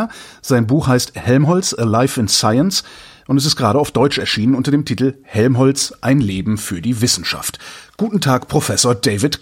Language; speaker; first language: German; native; German